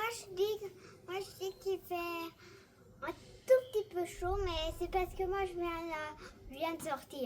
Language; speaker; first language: French; early bilingual, heritage; French